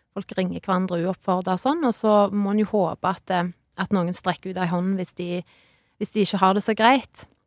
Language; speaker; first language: Norwegian; native; Norwegian